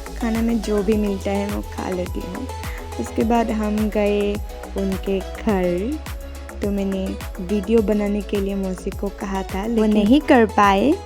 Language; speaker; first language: Hindi; non-native, local second language; Assamese